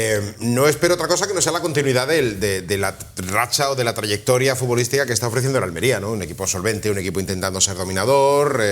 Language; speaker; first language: Spanish; native; Spanish